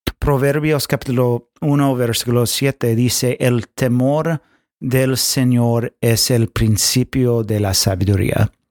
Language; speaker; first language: Spanish; non-native, fluent; English